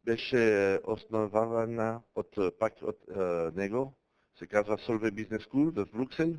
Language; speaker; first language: Bulgarian; non-native, learner; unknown